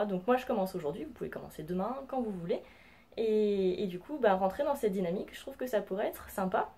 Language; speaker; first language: French; native; French